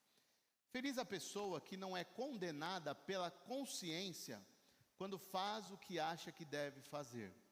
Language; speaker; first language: Portuguese; native; Portuguese